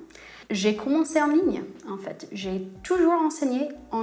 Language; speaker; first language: French; non-native, fluent; English